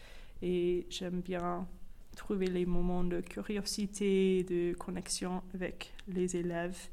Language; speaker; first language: French; non-native, fluent; English